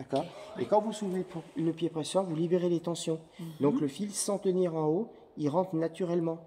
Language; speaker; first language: French; native; French